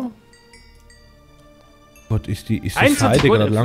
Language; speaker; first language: German; native; German